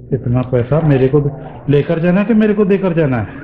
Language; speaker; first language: Hindi; non-native, local second language; Punjabi